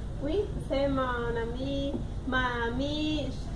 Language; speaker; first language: French; non-native, learner; Spanish